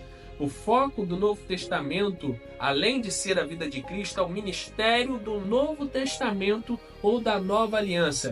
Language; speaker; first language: Portuguese; native; Portuguese